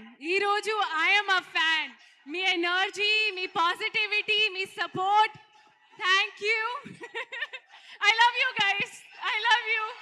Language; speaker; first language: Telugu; non-native, local second language; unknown